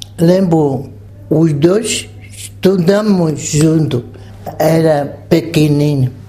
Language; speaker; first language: Portuguese; non-native, local second language; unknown